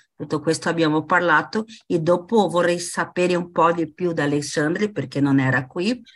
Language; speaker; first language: Italian; non-native, fluent; Portuguese